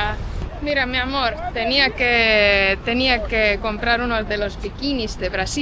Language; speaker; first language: Spanish; non-native, fluent; Estonian